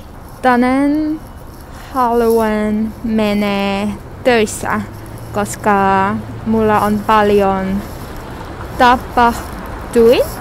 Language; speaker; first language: Finnish; non-native, learner; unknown